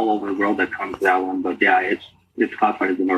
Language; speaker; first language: English; native; English